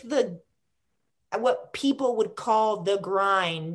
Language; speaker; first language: English; native; English